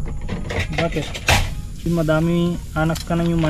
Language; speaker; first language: Filipino; non-native, learner; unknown